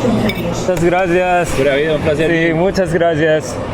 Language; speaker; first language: Spanish; non-native, learner; Korean